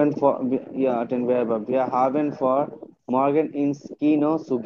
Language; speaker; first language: German; non-native, learner; Bangla